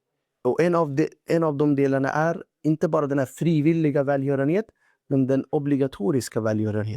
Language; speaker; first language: Swedish; non-native, fluent; Urdu